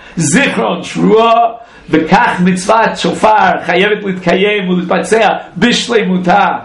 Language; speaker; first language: Hebrew; non-native, fluent; English